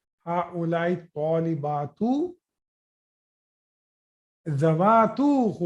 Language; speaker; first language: Arabic; non-native, fluent; Urdu